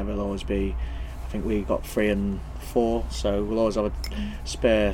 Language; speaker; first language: English; native; English